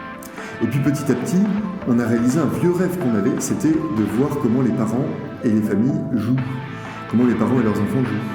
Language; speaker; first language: French; native; French